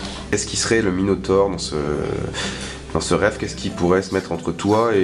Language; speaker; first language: French; native; French